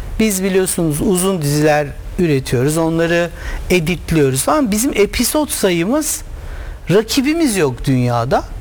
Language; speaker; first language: Turkish; native; Turkish